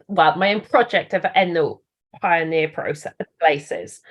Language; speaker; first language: Welsh; non-native, learner; English